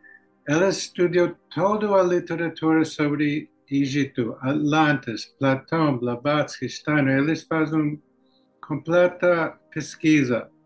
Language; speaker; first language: Portuguese; non-native, learner; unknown